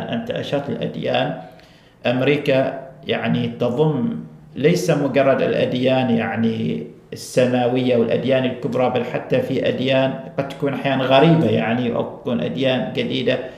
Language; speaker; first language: Arabic; native; Arabic